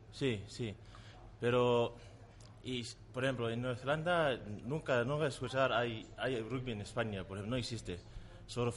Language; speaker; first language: Spanish; non-native, learner; Tongan